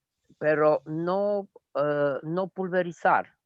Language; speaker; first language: Spanish; non-native, fluent; Romanian